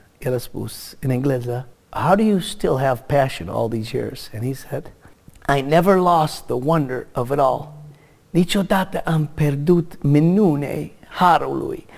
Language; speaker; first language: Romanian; non-native, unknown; English